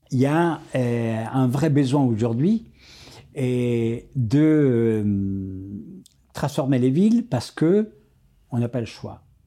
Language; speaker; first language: French; non-native, fluent; Spanish